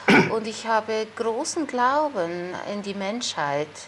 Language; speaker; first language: German; native; German